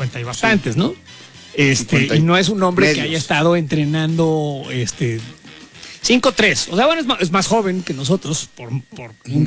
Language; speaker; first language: Spanish; native; Spanish